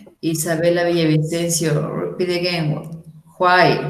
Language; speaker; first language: English; non-native, learner; Spanish